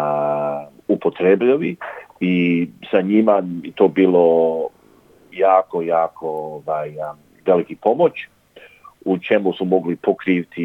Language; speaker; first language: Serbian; early bilingual, heritage; English